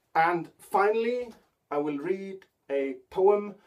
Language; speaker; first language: English; non-native, fluent; Icelandic